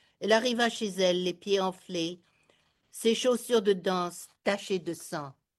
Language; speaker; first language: French; early bilingual, heritage; French